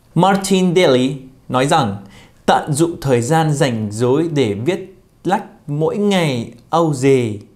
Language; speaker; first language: Vietnamese; non-native, fluent; Arabic